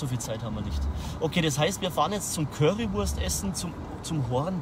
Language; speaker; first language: German; native; German